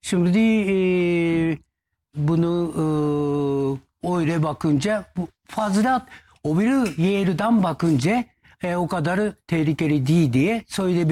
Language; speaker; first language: Turkish; non-native, fluent; Japanese